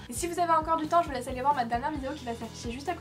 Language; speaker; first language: French; native; French